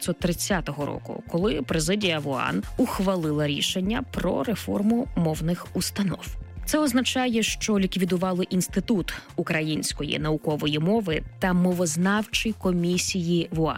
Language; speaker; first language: Ukrainian; native; Ukrainian